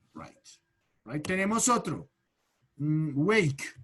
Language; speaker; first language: Spanish; native; Spanish